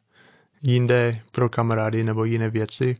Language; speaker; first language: Czech; non-native, fluent; English